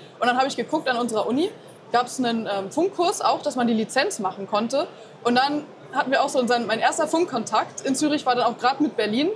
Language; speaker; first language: German; native; German